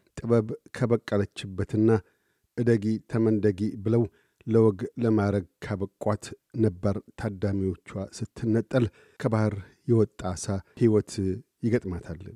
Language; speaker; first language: Amharic; native; Amharic